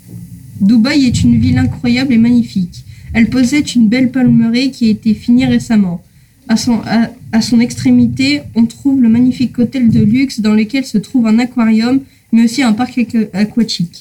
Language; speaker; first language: French; native; French